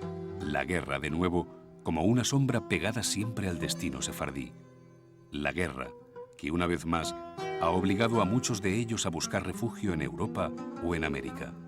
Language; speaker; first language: Spanish; native; Spanish